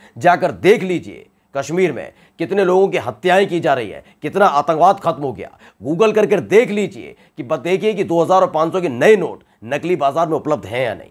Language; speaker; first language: Hindi; native; Hindi